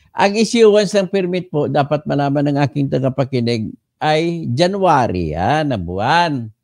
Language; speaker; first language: Filipino; native; Filipino